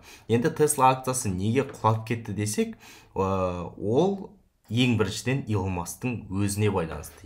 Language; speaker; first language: Kazakh; native; Kazakh